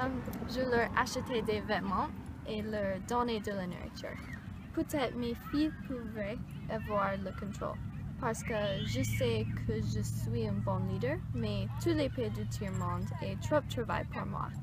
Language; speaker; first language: French; non-native, learner; English